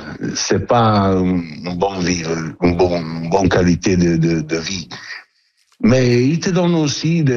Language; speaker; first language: French; non-native, learner; Italian